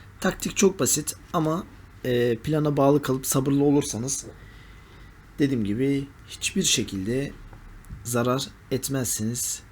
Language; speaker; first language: Turkish; native; Turkish